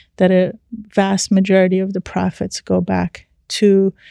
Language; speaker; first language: English; early bilingual, other home language; Persian